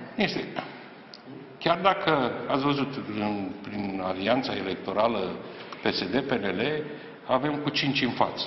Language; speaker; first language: Romanian; native; Romanian